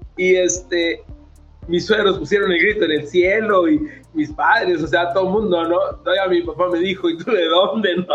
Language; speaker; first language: Spanish; native; Spanish